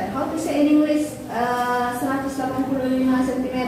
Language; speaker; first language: English; non-native, learner; Indonesian